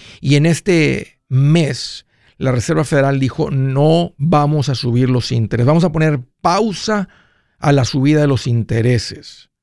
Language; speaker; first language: Spanish; early bilingual, heritage; Spanish